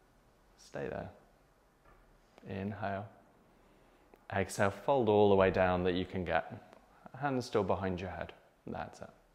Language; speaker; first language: English; native; English